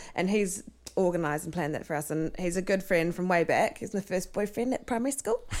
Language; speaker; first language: English; native; English